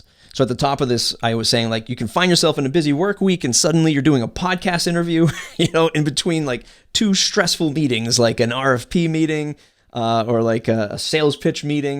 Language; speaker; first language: English; native; English